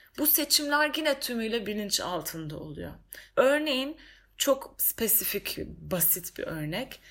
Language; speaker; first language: Turkish; native; Turkish